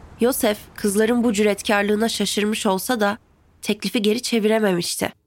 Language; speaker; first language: Turkish; native; Turkish